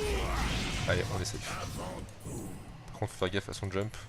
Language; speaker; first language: French; native; French